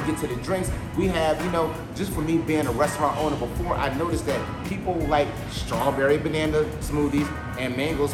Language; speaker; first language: English; native; English